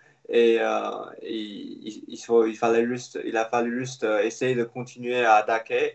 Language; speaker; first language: French; non-native, fluent; Chinese